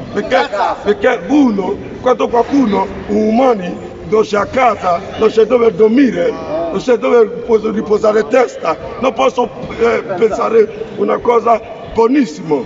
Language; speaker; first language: Italian; non-native, learner; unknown